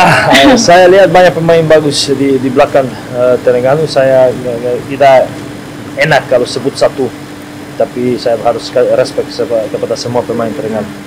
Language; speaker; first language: Indonesian; non-native, fluent; Serbian